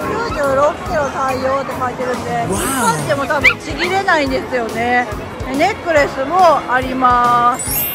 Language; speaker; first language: Japanese; native; Japanese